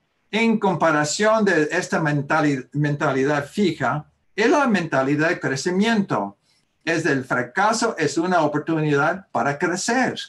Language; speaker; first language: Spanish; early bilingual, heritage; Spanish